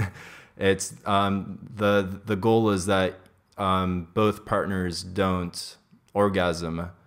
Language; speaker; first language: English; native; English